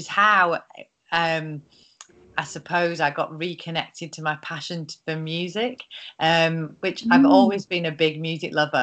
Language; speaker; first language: English; native; English